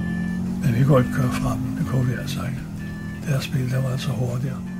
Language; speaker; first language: Danish; native; Danish